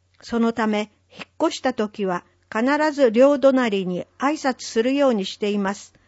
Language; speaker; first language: Japanese; native; Japanese